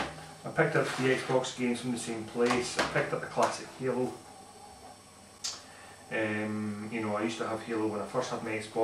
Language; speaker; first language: English; native; English